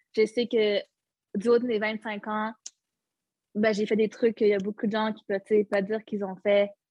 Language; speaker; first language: French; early bilingual, other home language; Arabic